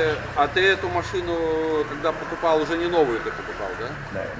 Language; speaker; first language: Russian; native; Russian